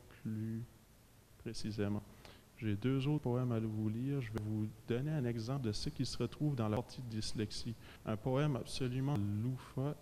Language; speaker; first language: French; native; French